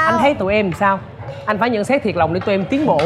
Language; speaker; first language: Vietnamese; native; Vietnamese